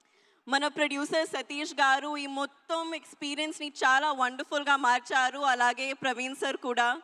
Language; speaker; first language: Telugu; non-native, learner; Hindi